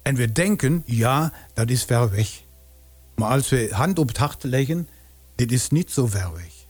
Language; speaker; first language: Dutch; non-native, fluent; German